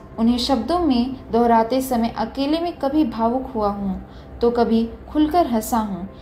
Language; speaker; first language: Hindi; native; Hindi